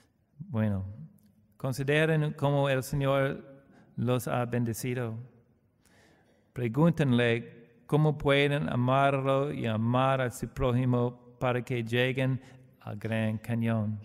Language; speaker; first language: Spanish; non-native, learner; English